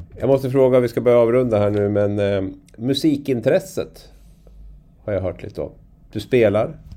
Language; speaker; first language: Swedish; native; Swedish